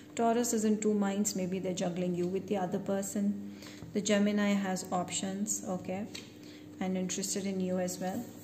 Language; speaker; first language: English; non-native, local second language; Hindi